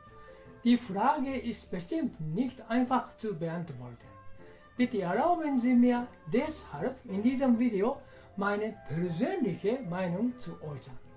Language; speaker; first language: German; non-native, fluent; Japanese